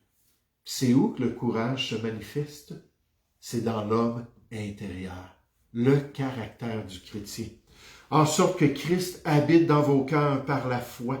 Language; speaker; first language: French; native; French